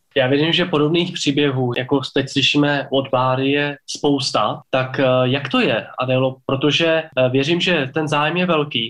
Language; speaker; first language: Czech; native; Czech